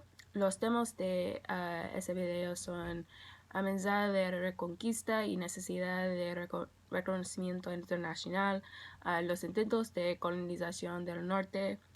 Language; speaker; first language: Spanish; non-native, learner; English